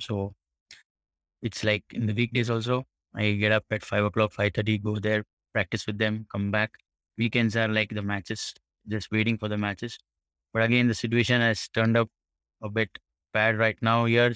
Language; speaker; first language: English; non-native, local second language; Marathi